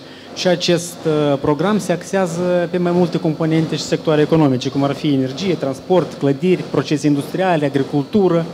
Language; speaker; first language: Romanian; native; Romanian